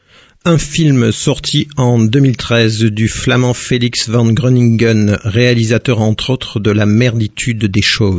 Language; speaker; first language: French; native; French